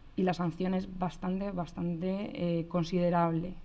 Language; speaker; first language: Spanish; native; Spanish